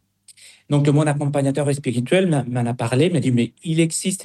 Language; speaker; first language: French; non-native, fluent; Spanish